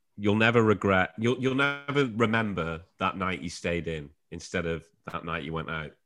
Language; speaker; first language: English; native; English